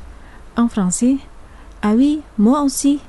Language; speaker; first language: French; non-native, fluent; Indonesian